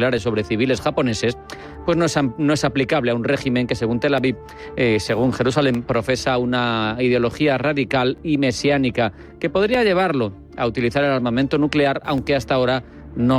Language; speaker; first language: Spanish; native; Spanish